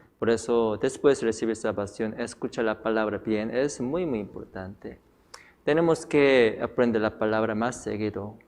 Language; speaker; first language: Spanish; non-native, learner; Korean